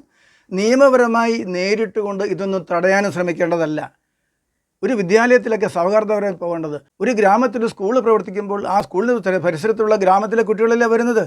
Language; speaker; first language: Malayalam; native; Malayalam